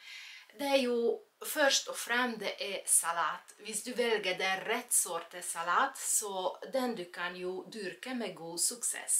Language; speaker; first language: Norwegian; non-native, fluent; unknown